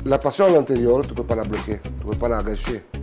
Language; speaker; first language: French; non-native, learner; Italian